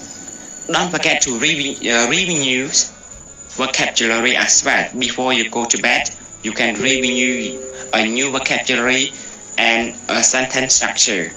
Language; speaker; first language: English; non-native, learner; Khmer